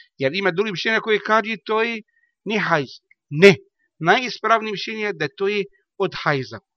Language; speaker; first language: Bosnian; non-native, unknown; Arabic